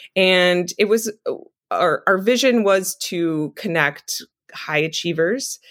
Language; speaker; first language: English; native; English